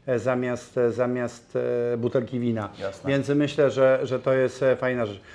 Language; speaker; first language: Polish; native; Polish